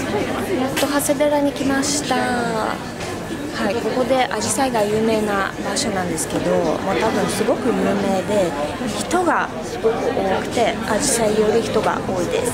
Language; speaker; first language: Japanese; non-native, fluent; Russian